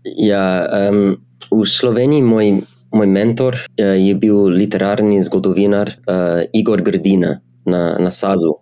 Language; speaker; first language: Slovenian; non-native, fluent; English